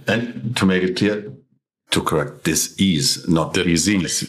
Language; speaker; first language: English; non-native, fluent; German